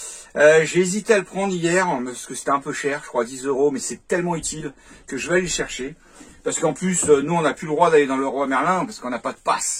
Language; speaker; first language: French; native; French